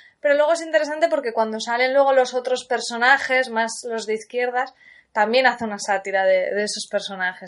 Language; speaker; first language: Spanish; native; Spanish